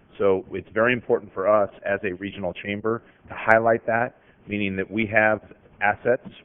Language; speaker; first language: English; native; English